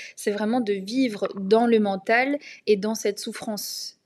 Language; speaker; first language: French; native; French